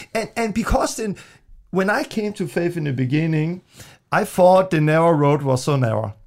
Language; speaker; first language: English; non-native, fluent; Danish